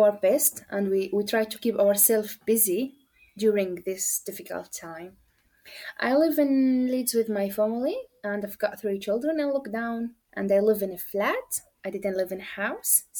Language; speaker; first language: English; non-native, learner; Arabic